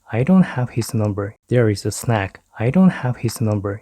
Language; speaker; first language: English; non-native, fluent; Korean